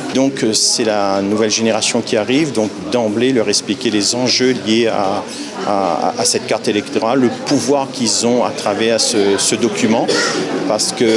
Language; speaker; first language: French; native; French